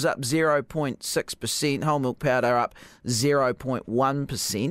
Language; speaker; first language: English; native; English